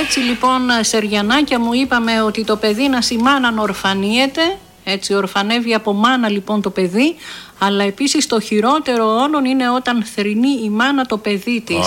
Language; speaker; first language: Greek; native; Greek